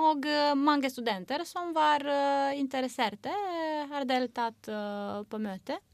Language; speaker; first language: Norwegian; non-native, fluent; Romanian